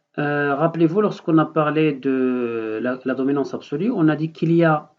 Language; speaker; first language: French; non-native, local second language; Arabic